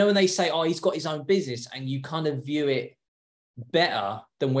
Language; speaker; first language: English; native; English